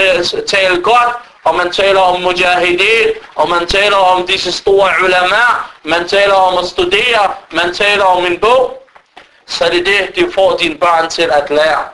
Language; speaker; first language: Danish; non-native, fluent; Arabic